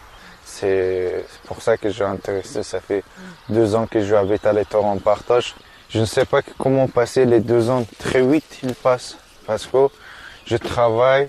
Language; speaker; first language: French; non-native, learner; Persian